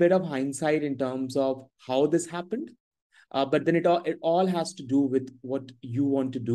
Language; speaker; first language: English; non-native, local second language; Hindi